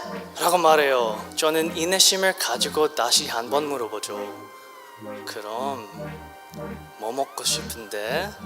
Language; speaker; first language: Korean; non-native, learner; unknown